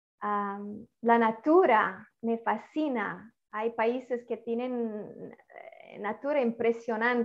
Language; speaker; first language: Spanish; non-native, fluent; Italian